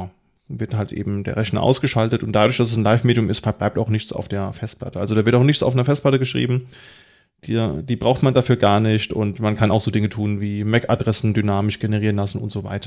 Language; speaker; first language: German; native; German